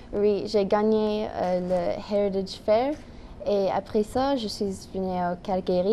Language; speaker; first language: French; non-native, local second language; English